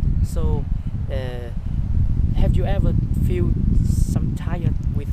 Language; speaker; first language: English; non-native, learner; Vietnamese